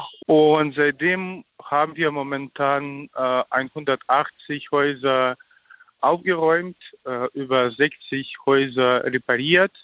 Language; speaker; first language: German; non-native, fluent; Ukrainian